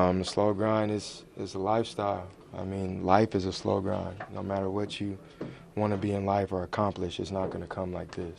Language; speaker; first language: English; native; English